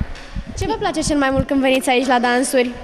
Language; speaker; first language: Romanian; native; Romanian